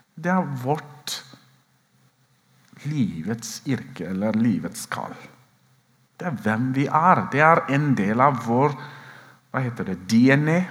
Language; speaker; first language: Norwegian; non-native, fluent; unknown